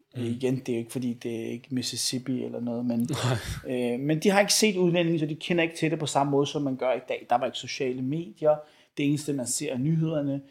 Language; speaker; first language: Danish; early bilingual, other home language; Arabic